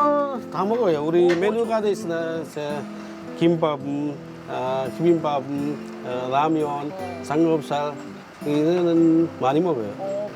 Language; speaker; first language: Korean; non-native, learner; Sinhala